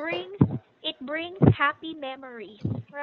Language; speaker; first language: English; non-native, fluent; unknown